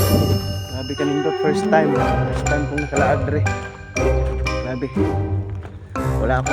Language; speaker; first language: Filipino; non-native, local second language; Cebuano